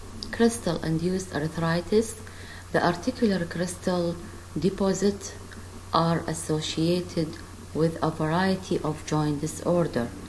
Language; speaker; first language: English; non-native, fluent; Arabic